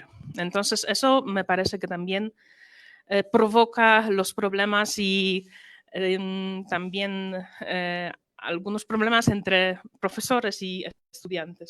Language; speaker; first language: Spanish; non-native, fluent; Polish